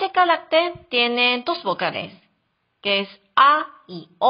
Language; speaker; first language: Spanish; non-native, fluent; Chinese